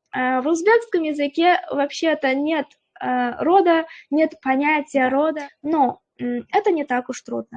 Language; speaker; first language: Russian; non-native, local second language; Uzbek